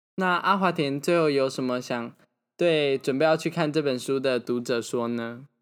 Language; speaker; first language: Chinese; native; Chinese